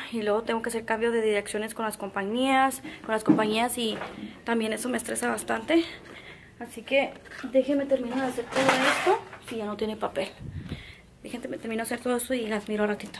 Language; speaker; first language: Spanish; early bilingual, heritage; Spanish